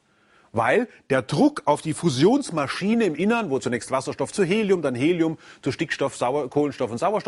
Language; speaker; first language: German; native; German